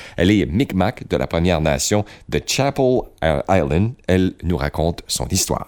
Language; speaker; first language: French; native; French